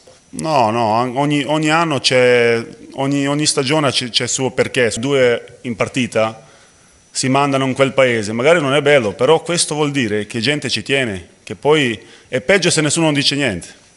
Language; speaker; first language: Italian; non-native, fluent; Slovenian